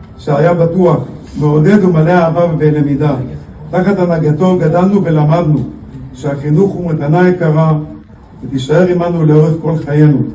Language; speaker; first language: Hebrew; native; Hebrew